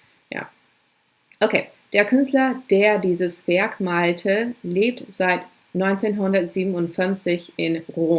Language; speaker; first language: German; non-native, fluent; English